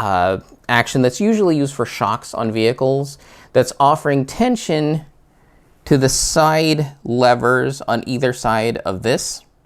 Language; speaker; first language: English; native; English